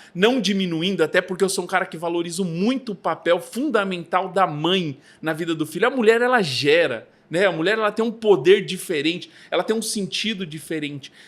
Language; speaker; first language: Portuguese; native; Portuguese